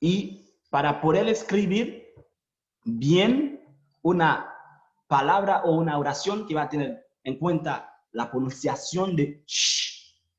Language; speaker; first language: Spanish; non-native, fluent; Haitian Creole